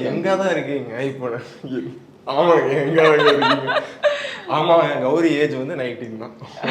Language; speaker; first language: Tamil; native; Tamil